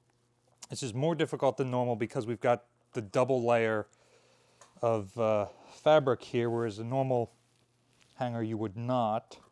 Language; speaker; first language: English; native; English